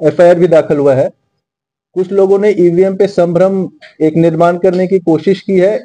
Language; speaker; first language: Hindi; non-native, local second language; Marathi